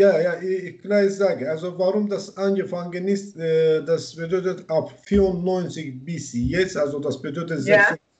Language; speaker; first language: German; non-native, learner; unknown